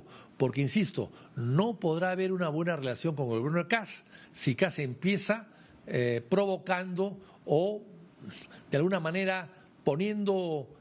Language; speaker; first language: Spanish; native; Spanish